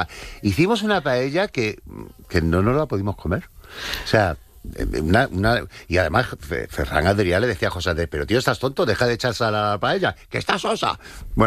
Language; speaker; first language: Spanish; native; Spanish